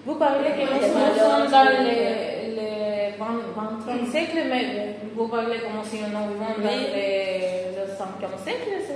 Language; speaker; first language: French; non-native, fluent; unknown